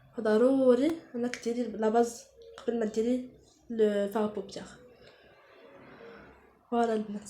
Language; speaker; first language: Arabic; native; Arabic